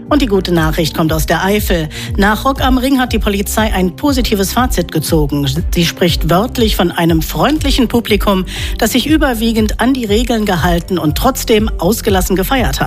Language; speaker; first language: German; native; German